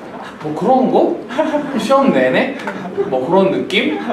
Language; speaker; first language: Korean; native; Korean